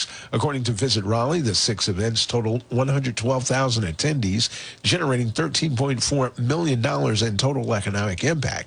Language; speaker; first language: English; native; English